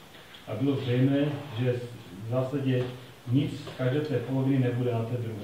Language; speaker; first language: Czech; native; Czech